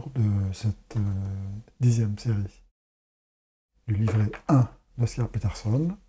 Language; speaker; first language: French; native; French